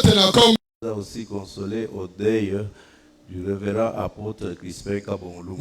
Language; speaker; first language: French; non-native, local second language; Luba-Lulua